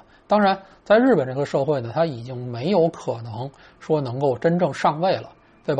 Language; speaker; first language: Chinese; native; Chinese